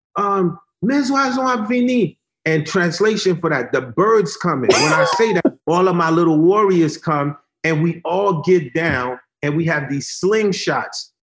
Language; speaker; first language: English; early bilingual, other home language; Haitian Creole